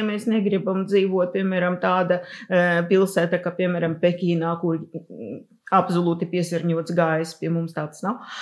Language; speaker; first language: Latvian; non-native, local second language; Russian